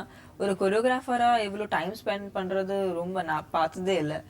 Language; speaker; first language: Tamil; non-native, fluent; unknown